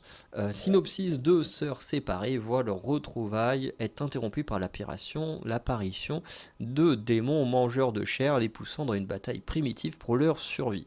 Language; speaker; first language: French; native; French